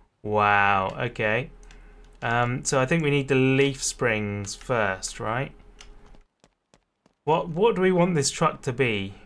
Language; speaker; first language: English; native; English